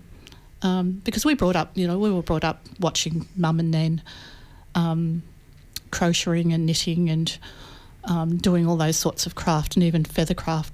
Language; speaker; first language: English; native; English